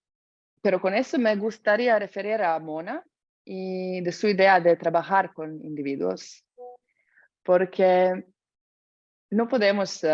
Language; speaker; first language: Spanish; non-native, fluent; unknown